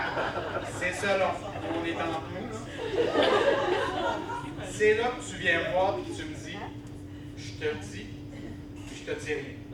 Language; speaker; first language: French; native; French